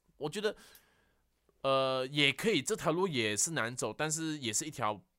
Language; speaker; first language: Chinese; non-native, local second language; Hakka Chinese